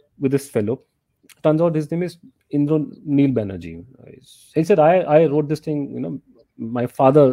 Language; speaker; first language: English; non-native, local second language; Hindi